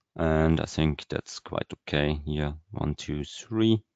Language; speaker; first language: English; non-native, fluent; German